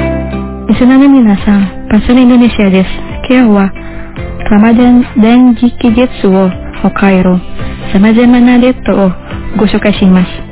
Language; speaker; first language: Japanese; non-native, fluent; Indonesian